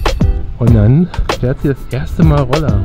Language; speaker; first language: German; native; German